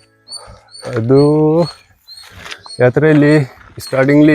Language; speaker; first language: Kannada; non-native, local second language; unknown